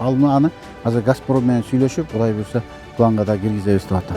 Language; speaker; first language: Kyrgyz; native; Kyrgyz